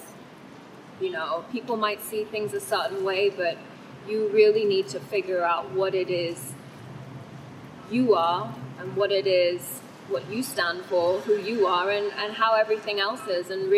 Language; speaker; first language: English; non-native, fluent; Thai